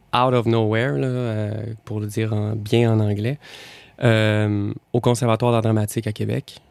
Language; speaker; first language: French; native; French